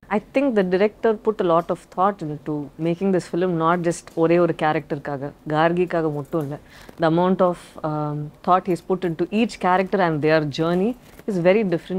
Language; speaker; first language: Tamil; non-native, local second language; Badaga